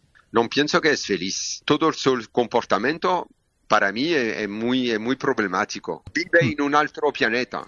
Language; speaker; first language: Spanish; non-native, learner; French